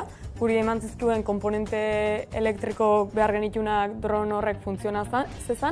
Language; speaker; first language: Basque; native; Basque